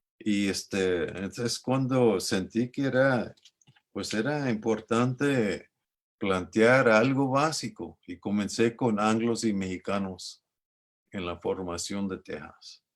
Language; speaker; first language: Spanish; early bilingual, other home language; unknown